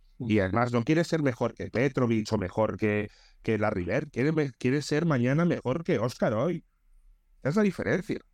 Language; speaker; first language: Spanish; native; Spanish